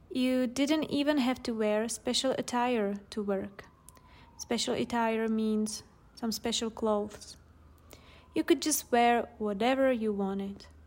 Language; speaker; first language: English; non-native, fluent; Czech